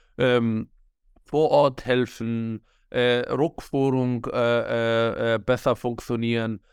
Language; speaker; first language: German; non-native, fluent; Arabic